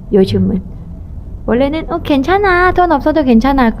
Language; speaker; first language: Korean; non-native, learner; Thai